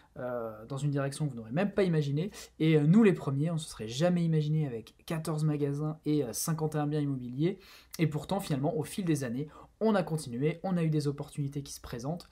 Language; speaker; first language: French; native; French